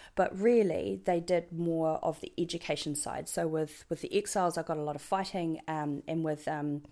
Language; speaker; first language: English; native; English